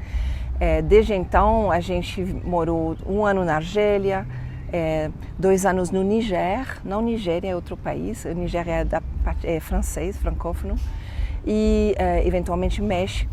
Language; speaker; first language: Portuguese; non-native, fluent; French